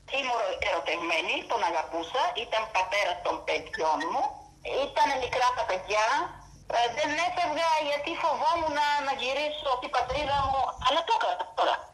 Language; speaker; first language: Greek; non-native, fluent; Bulgarian